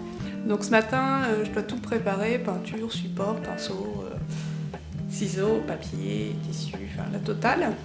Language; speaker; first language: French; native; French